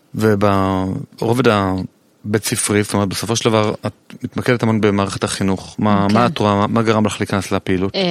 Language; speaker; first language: Hebrew; native; Hebrew